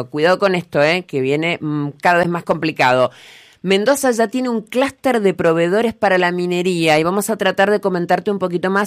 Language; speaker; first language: Spanish; native; Spanish